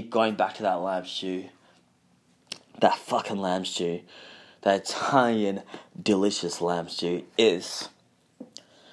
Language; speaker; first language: English; native; English